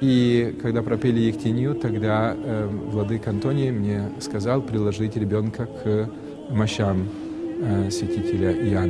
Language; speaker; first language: Russian; native; Russian